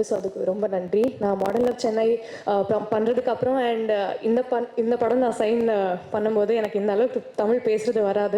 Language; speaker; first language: Tamil; non-native, learner; Telugu